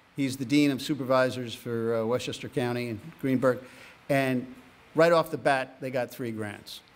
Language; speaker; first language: English; native; English